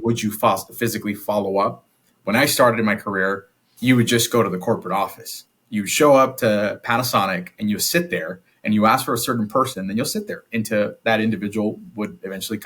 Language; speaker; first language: English; native; English